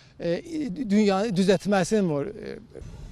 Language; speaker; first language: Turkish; non-native, learner; Azerbaijani